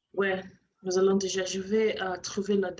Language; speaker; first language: French; non-native, learner; English